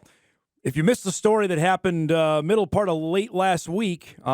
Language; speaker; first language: English; native; English